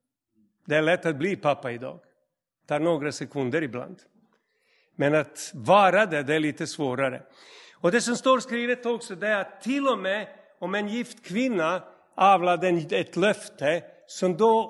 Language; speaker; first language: Swedish; non-native, fluent; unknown